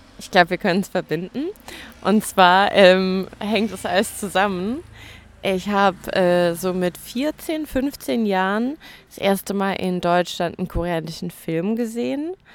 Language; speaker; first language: German; native; German